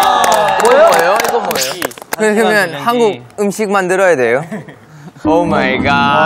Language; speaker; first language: Korean; non-native, learner; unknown